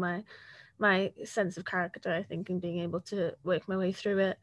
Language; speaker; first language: English; native; English